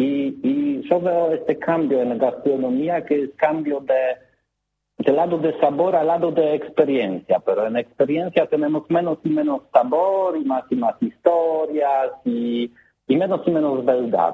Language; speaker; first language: Spanish; non-native, learner; Polish